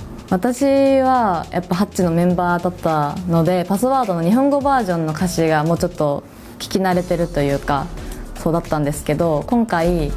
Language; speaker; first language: Japanese; native; Japanese